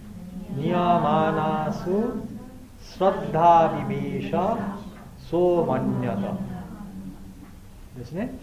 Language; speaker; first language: Japanese; non-native, fluent; Bangla